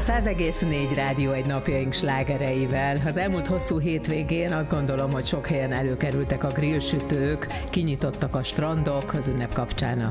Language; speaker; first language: Hungarian; native; Hungarian